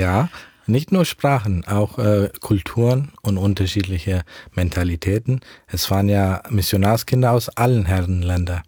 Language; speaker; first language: German; early bilingual, heritage; German